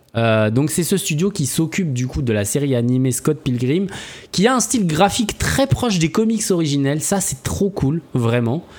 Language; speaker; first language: French; native; French